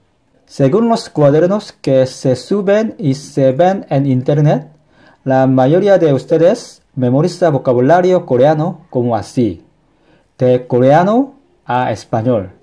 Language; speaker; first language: Spanish; non-native, fluent; Korean